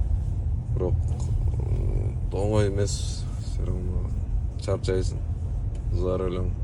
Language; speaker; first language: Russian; non-native, local second language; Kyrgyz